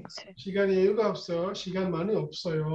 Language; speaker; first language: Korean; non-native, fluent; Bangla